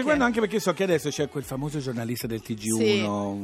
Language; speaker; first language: Italian; native; Italian